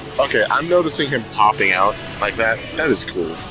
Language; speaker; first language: English; native; English